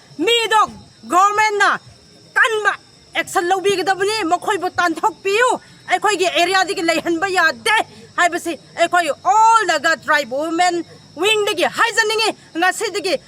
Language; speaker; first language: Manipuri; non-native, local second language; Rongmei Naga